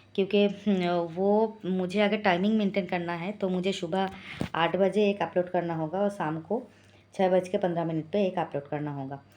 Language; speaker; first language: Hindi; non-native, local second language; Bangla